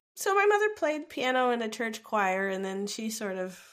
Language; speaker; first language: English; native; English